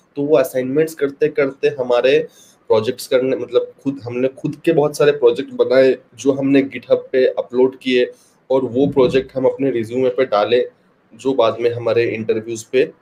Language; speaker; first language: Hindi; non-native, local second language; Bangla